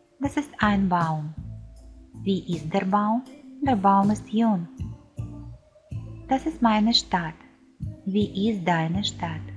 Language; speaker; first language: German; non-native, fluent; Ukrainian